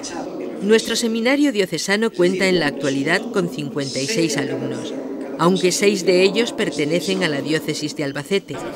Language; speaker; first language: Spanish; native; Spanish